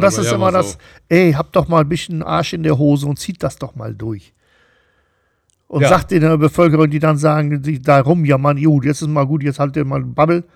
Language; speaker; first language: German; native; German